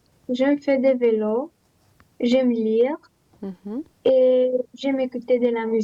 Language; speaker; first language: French; non-native, learner; Romanian